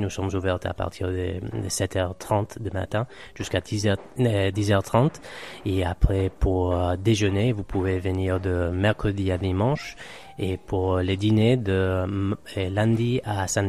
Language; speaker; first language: French; non-native, fluent; Spanish